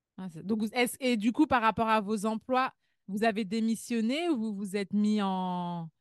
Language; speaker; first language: French; native; French